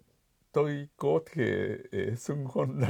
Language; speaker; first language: Vietnamese; non-native, fluent; Japanese